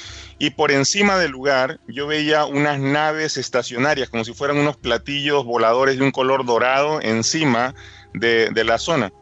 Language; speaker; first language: Spanish; native; Spanish